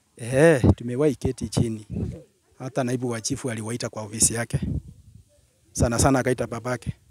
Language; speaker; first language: Swahili; non-native, local second language; Gusii